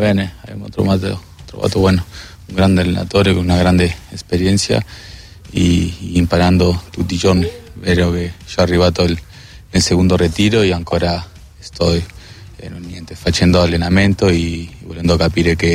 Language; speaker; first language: Italian; non-native, fluent; Spanish